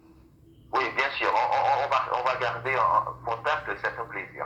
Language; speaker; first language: French; non-native, local second language; Haitian Creole